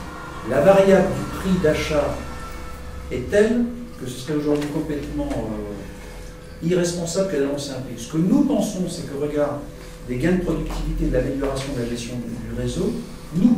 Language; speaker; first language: French; native; French